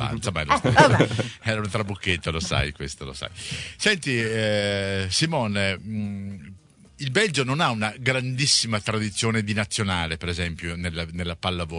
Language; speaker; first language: Italian; native; Italian